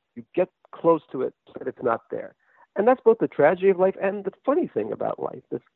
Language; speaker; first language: English; native; English